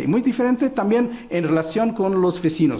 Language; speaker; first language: Spanish; non-native, fluent; Portuguese